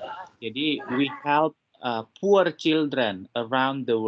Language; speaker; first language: English; non-native, fluent; Indonesian